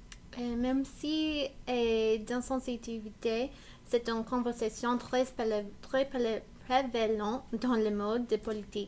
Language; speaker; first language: French; non-native, learner; English